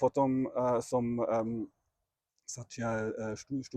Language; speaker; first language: Slovak; non-native, learner; German